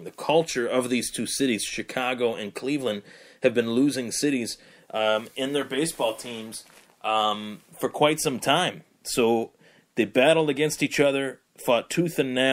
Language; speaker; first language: English; native; English